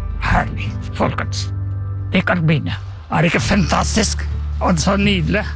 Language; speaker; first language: Norwegian; non-native, fluent; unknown